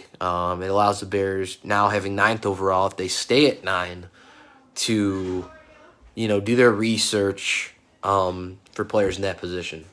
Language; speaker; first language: English; native; English